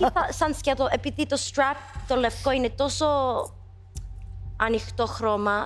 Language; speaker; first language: Greek; early bilingual, heritage; English